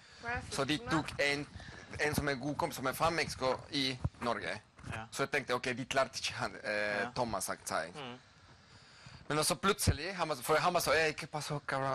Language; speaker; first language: Norwegian; non-native, fluent; Spanish